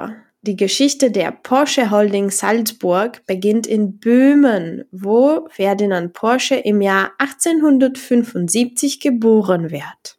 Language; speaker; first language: German; non-native, fluent; Czech